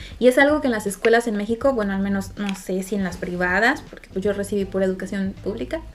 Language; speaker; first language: Spanish; native; Spanish